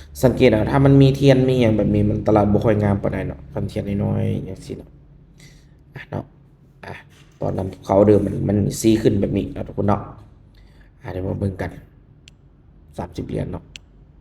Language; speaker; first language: Thai; non-native, local second language; Northeastern Thai